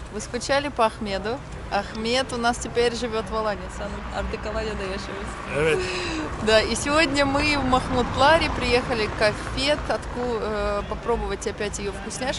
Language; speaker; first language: Russian; native; Russian